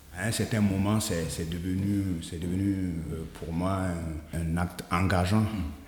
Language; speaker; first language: French; non-native, local second language; Mossi